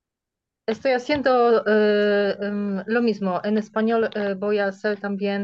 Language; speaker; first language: Spanish; non-native, fluent; Polish